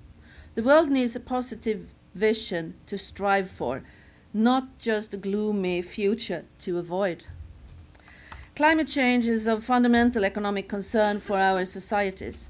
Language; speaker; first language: English; non-native, fluent; Swedish